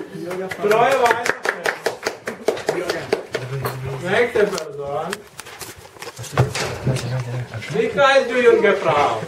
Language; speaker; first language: German; non-native, learner; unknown